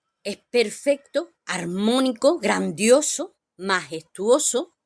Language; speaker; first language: Spanish; native; Spanish